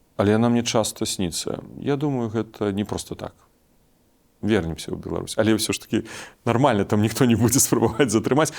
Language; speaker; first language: Belarusian; non-native, local second language; Russian